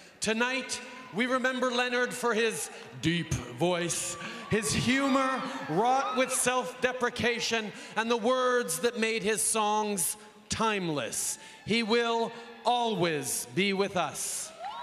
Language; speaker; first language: English; native; English